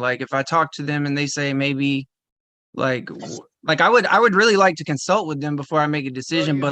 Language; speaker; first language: English; native; English